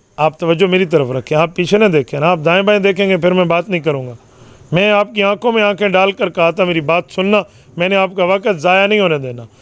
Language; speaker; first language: Urdu; non-native, local second language; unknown